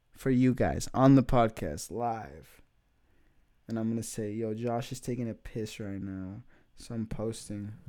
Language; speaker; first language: English; native; English